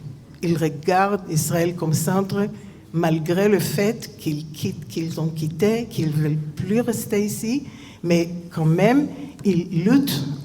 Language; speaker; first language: French; non-native, fluent; Hebrew